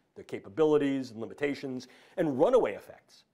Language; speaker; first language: English; native; English